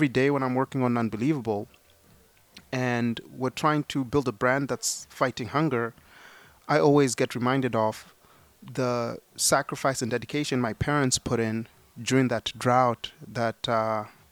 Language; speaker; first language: English; non-native, local second language; Shona